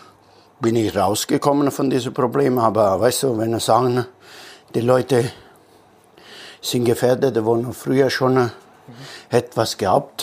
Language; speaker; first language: German; non-native, learner; Italian